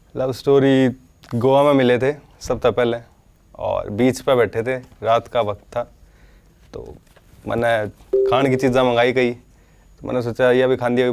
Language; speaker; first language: Hindi; native; Hindi